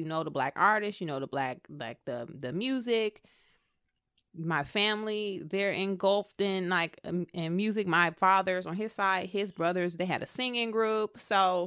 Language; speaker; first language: English; native; English